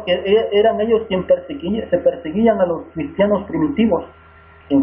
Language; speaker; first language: Spanish; native; Spanish